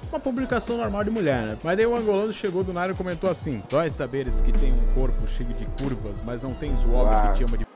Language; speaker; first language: Portuguese; native; Portuguese